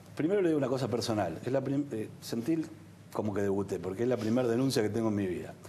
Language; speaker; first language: Spanish; native; Spanish